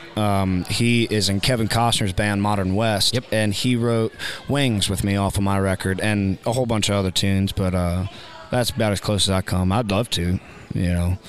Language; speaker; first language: English; native; English